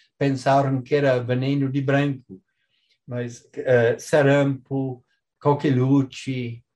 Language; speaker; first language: Portuguese; non-native, fluent; English